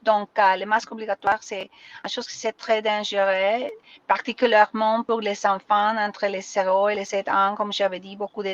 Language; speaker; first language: French; non-native, learner; Spanish